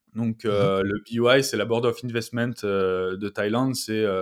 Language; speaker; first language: French; native; French